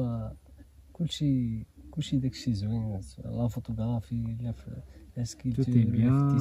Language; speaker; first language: Arabic; native; Arabic